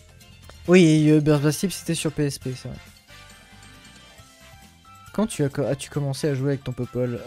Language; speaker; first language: French; native; French